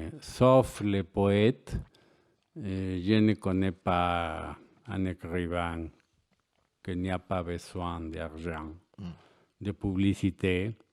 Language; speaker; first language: French; non-native, learner; Spanish